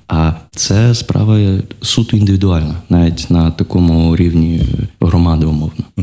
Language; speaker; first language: Ukrainian; non-native, local second language; Russian